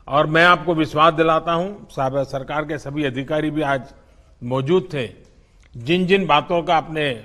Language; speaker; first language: Hindi; non-native, local second language; Gujarati